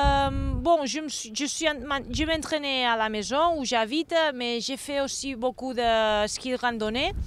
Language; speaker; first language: French; non-native, fluent; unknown